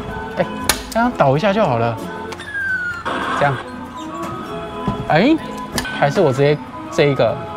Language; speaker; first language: Chinese; native; Chinese